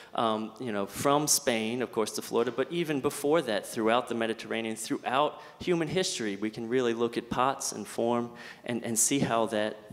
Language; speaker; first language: English; native; English